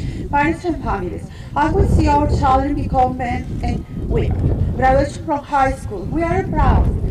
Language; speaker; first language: English; non-native, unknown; Spanish